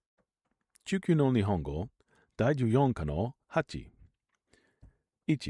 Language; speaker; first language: Japanese; non-native, learner; English